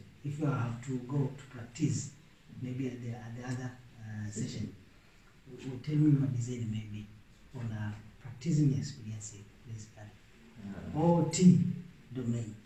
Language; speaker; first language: English; non-native, local second language; Swahili